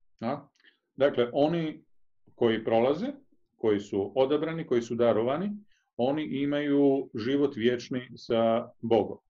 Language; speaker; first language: Croatian; native; Croatian